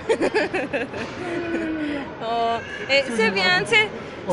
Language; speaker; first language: French; non-native, learner; Spanish